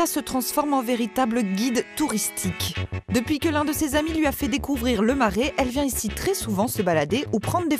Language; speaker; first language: French; native; French